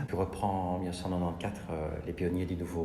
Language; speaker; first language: French; native; French